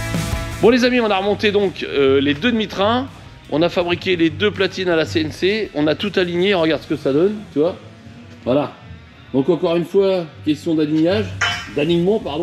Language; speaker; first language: French; native; French